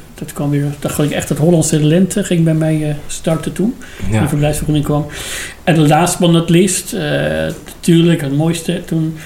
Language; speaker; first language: Dutch; non-native, fluent; Persian